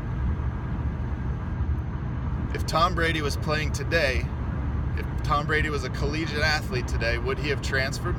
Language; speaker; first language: English; native; English